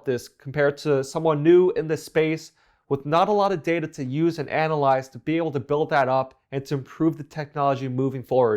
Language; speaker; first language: English; native; English